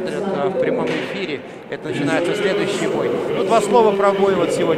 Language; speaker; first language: Russian; native; Russian